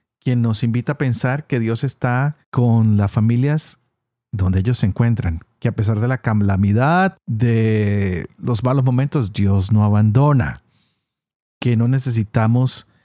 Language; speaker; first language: Spanish; native; Spanish